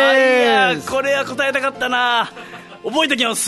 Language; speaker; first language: Japanese; native; Japanese